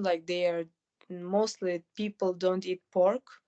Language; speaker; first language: English; non-native, fluent; Kyrgyz